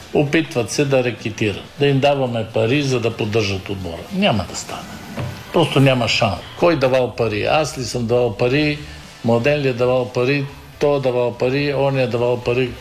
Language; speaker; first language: Bulgarian; native; Bulgarian